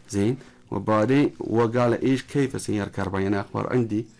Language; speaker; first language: Arabic; non-native, learner; Chinese